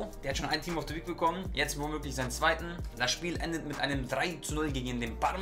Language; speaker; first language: German; native; German